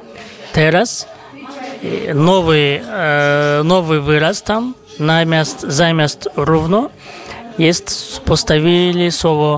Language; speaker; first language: Polish; non-native, fluent; Kazakh